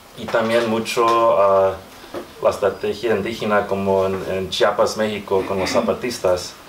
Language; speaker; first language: Spanish; early bilingual, heritage; Spanish